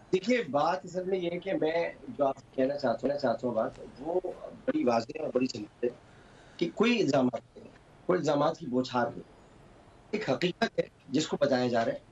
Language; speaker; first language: Urdu; native; Urdu